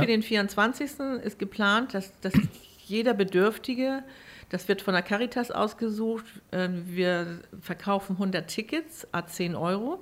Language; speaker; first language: German; native; German